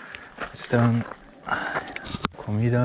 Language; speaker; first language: Spanish; non-native, learner; Turkish